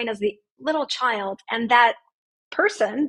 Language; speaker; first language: English; early bilingual, other home language; Russian